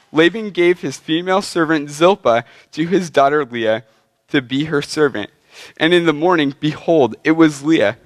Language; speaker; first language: English; native; English